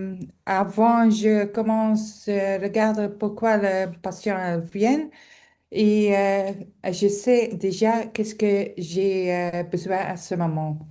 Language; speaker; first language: French; non-native, local second language; Dutch